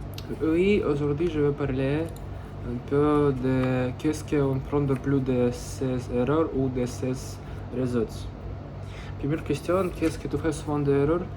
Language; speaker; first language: French; non-native, learner; Russian